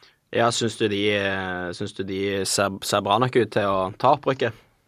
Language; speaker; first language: Norwegian; native; Norwegian